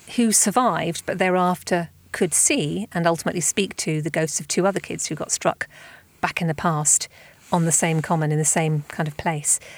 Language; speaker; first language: English; native; English